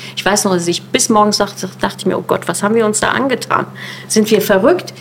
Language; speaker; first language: German; early bilingual, other home language; Turkish